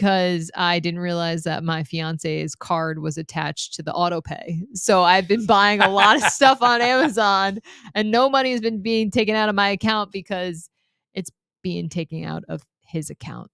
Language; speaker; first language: English; native; English